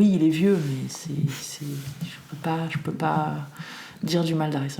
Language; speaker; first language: French; native; French